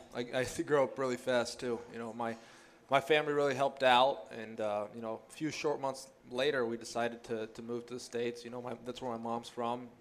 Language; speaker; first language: English; early bilingual, other home language; Greek